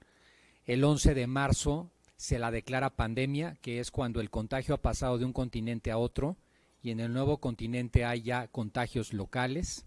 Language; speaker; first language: Spanish; native; Spanish